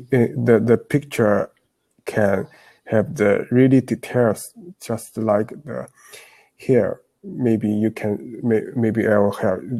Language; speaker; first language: English; non-native, learner; Chinese